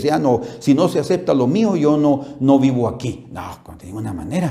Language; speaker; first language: Spanish; native; Spanish